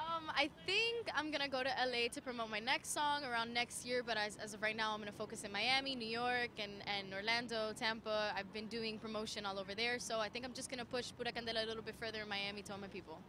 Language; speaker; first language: English; early bilingual, other home language; Spanish